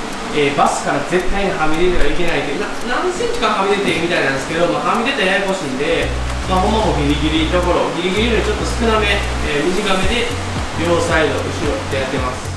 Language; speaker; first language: Japanese; native; Japanese